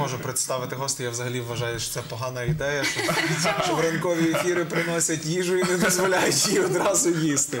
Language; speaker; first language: Ukrainian; native; Ukrainian